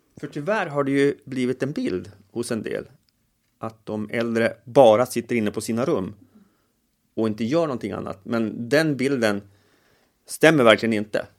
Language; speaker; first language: Swedish; native; Swedish